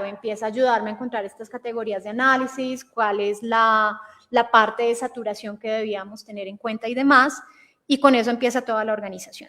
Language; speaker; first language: Spanish; native; Spanish